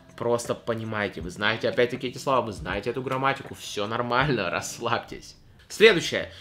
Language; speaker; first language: Russian; early bilingual, heritage; Russian